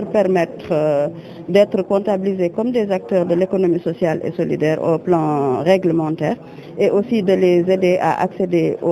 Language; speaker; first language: French; native; French